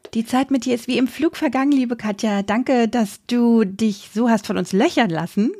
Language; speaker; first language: German; native; German